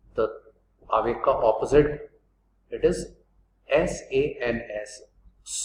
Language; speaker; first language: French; non-native, fluent; Hindi